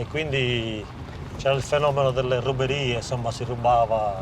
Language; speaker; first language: Italian; native; Italian